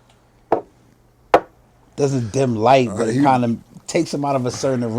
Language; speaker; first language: English; native; English